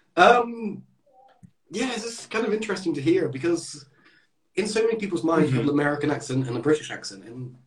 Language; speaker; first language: English; native; English